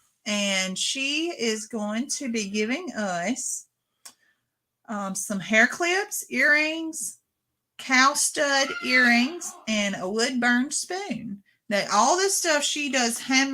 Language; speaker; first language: English; native; English